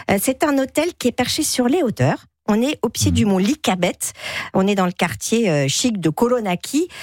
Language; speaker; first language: French; native; French